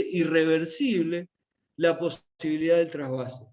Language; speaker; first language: Spanish; native; Spanish